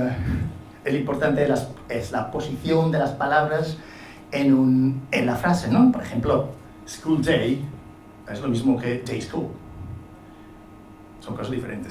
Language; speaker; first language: Spanish; non-native, fluent; Italian